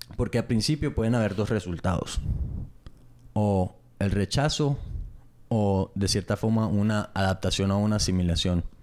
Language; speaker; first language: Spanish; early bilingual, heritage; Spanish